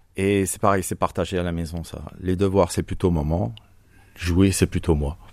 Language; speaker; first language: French; native; French